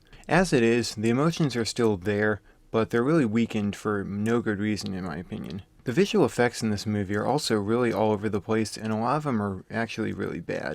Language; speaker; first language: English; native; English